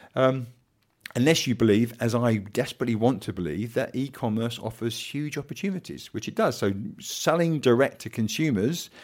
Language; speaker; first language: English; native; English